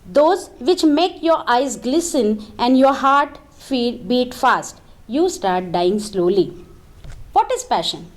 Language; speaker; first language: English; non-native, local second language; Marathi